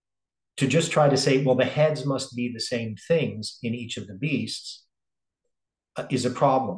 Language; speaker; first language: English; native; English